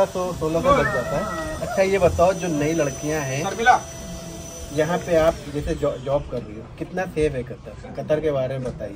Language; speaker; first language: Hindi; native; Hindi